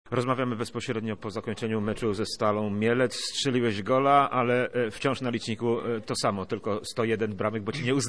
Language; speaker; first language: Polish; native; Polish